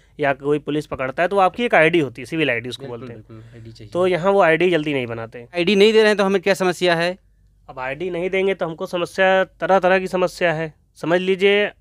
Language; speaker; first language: Hindi; native; Hindi